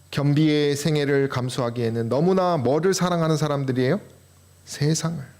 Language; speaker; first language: Korean; native; Korean